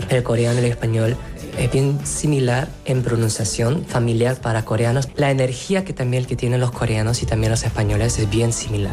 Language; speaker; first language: Spanish; non-native, fluent; Korean